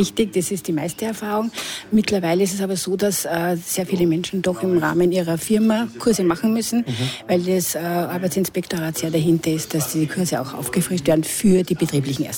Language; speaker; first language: German; native; German